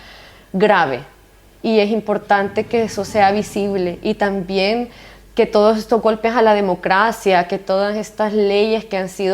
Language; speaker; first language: Spanish; native; Spanish